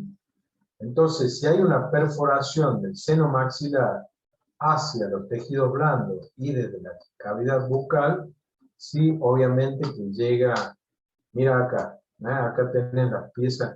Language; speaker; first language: Spanish; native; Spanish